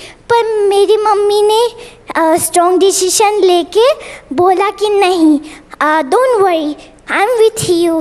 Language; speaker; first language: Hindi; non-native, local second language; Bangla